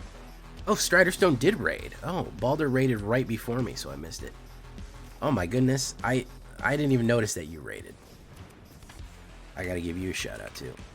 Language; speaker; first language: English; native; English